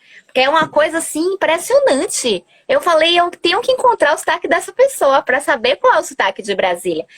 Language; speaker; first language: Portuguese; early bilingual, other home language; Spanish